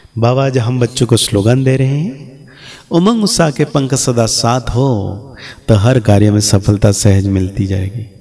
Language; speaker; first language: Hindi; native; Hindi